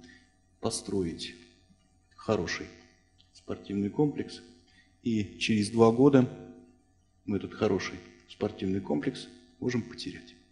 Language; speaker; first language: Russian; native; Russian